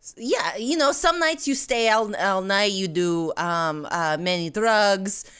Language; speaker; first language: English; non-native, fluent; Russian